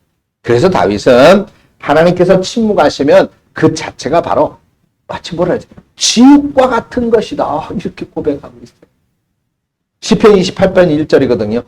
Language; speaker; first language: Korean; native; Korean